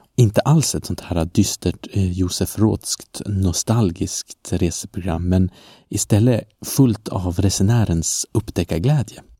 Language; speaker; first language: Swedish; non-native, fluent; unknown